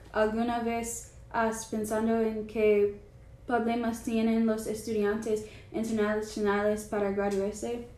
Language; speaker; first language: Spanish; non-native, learner; English